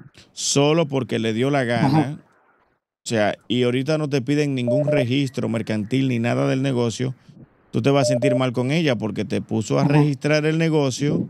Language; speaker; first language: Spanish; native; Spanish